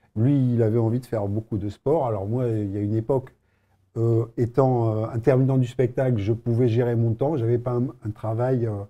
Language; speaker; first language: French; native; French